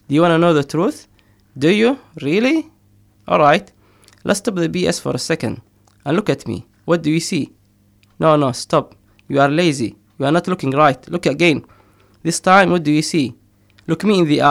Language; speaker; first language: English; non-native, fluent; Somali